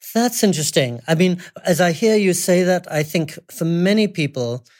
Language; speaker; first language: English; native; English